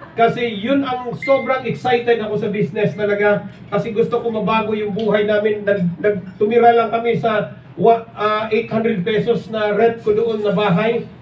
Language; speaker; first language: Filipino; non-native, local second language; Cebuano